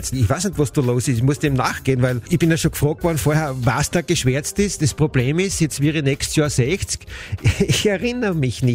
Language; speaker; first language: German; native; German